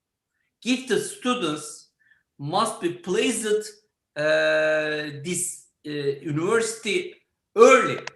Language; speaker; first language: English; non-native, learner; Turkish